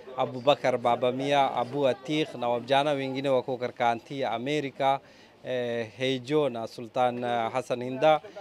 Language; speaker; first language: Swahili; native; Swahili